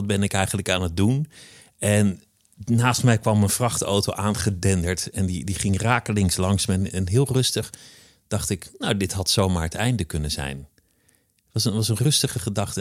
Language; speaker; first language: Dutch; native; Dutch